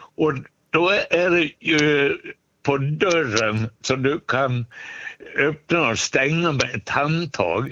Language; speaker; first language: Swedish; native; Swedish